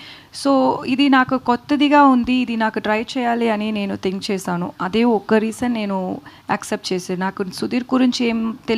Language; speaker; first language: Telugu; non-native, learner; Tamil